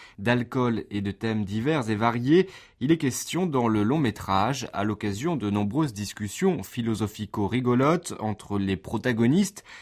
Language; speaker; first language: French; native; French